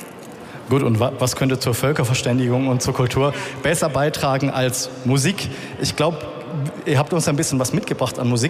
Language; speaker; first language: German; native; German